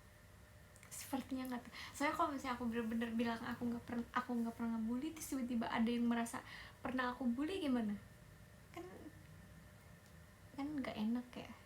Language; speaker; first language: Indonesian; native; Indonesian